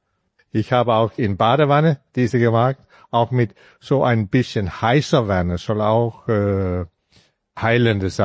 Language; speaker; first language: German; non-native, fluent; Danish